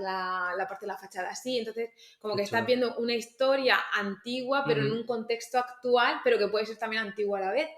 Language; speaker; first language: Spanish; native; Spanish